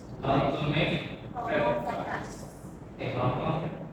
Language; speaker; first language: English; non-native, learner; Indonesian